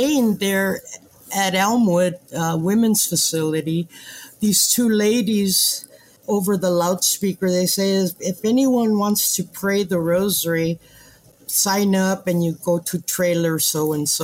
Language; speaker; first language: English; native; English